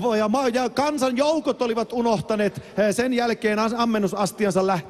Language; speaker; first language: Finnish; native; Finnish